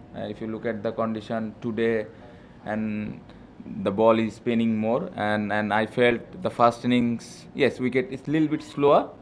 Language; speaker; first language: English; non-native, local second language; Bangla